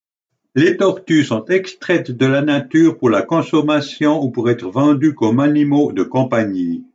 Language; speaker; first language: French; native; French